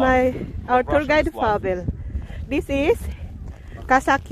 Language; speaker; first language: English; non-native, local second language; Filipino